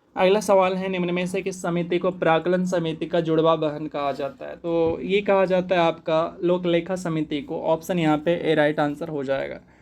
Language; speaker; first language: Hindi; native; Hindi